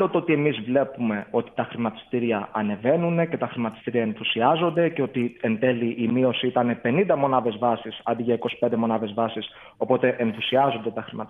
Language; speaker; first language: Greek; native; Greek